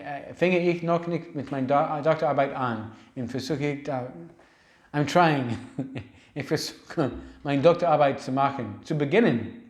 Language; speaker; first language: German; non-native, learner; English